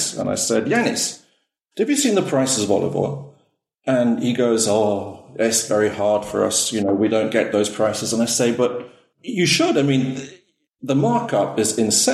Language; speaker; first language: English; native; English